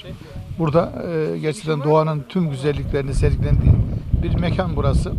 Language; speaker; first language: Turkish; native; Turkish